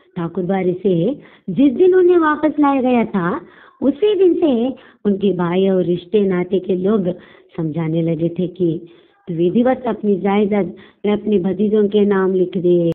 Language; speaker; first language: Hindi; non-native, local second language; Telugu